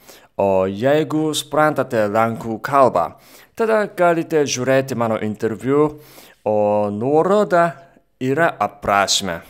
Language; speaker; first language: Lithuanian; non-native, fluent; Japanese